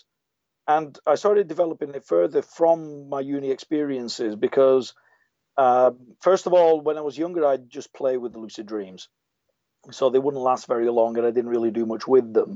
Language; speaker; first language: English; native; English